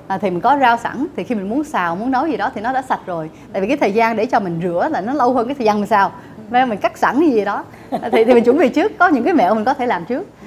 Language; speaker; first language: Vietnamese; early bilingual, heritage; Vietnamese